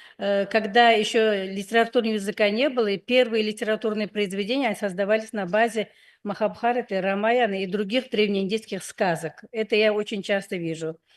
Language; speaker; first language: Russian; non-native, fluent; Hindi